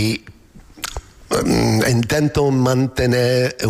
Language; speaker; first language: Spanish; non-native, learner; English